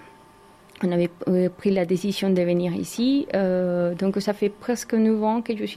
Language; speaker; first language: French; non-native, fluent; Spanish